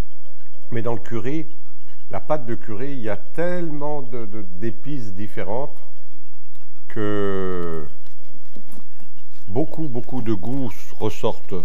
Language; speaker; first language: French; native; French